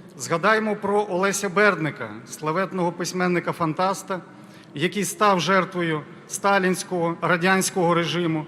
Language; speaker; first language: Ukrainian; native; Ukrainian